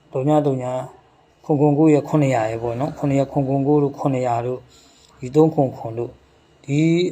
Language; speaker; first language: Burmese; native; Burmese